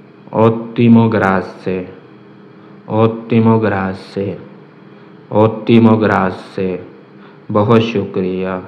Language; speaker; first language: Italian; non-native, learner; Urdu